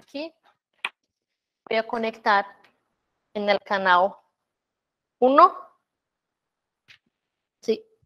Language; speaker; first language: Spanish; non-native, fluent; Portuguese